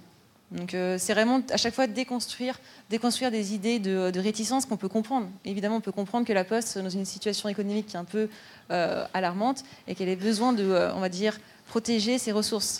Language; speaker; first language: French; native; French